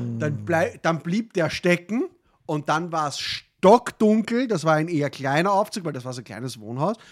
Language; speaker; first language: German; early bilingual, other home language; Arabic